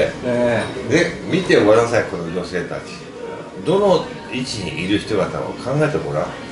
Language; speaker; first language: Japanese; native; Japanese